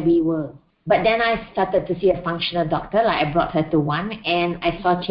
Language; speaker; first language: English; non-native, local second language; Malay